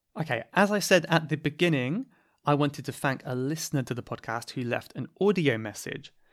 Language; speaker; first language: English; native; English